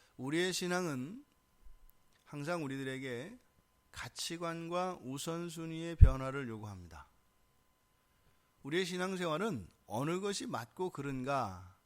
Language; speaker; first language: Korean; native; Korean